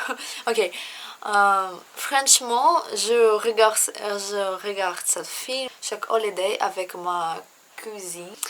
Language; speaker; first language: French; non-native, learner; Russian